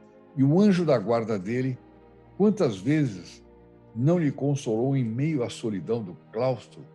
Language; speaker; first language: Portuguese; native; Portuguese